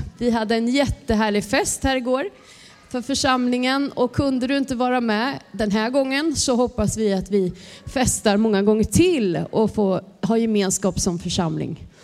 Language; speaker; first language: Swedish; native; Swedish